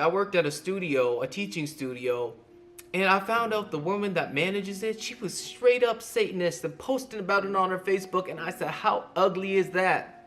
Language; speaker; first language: English; native; English